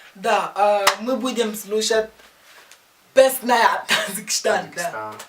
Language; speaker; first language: Russian; non-native, learner; Portuguese